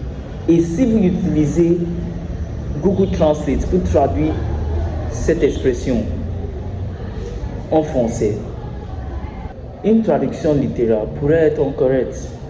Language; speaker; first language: French; non-native, learner; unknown